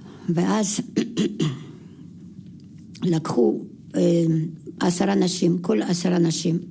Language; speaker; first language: Hebrew; non-native, fluent; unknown